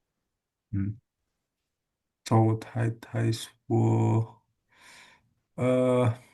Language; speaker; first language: Chinese; non-native, learner; Indonesian